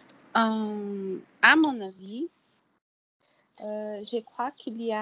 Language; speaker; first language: French; non-native, learner; Portuguese